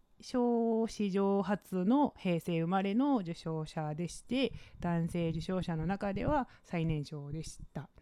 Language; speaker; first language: Japanese; non-native, fluent; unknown